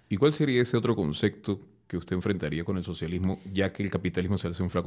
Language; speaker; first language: Spanish; native; Spanish